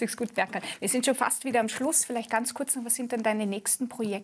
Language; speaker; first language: German; native; German